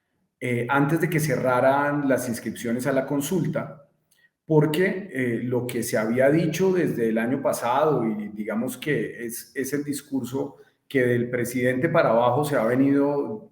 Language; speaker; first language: Spanish; native; Spanish